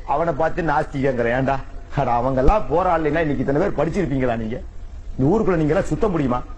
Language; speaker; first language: Tamil; native; Tamil